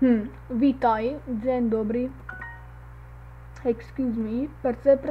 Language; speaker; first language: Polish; non-native, learner; Czech